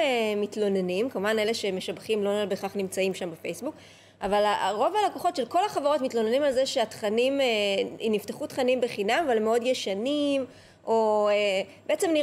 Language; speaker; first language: Hebrew; native; Hebrew